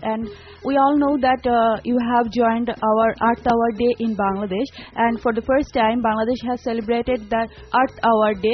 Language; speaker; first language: English; non-native, local second language; Bangla